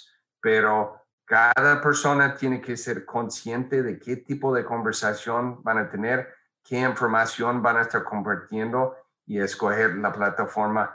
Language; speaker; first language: Spanish; non-native, fluent; English